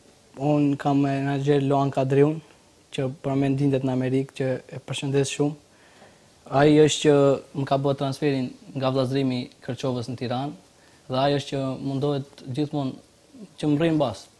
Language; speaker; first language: Albanian; native; Albanian